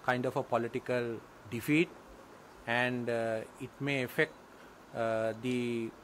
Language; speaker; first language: English; non-native, local second language; Sinhala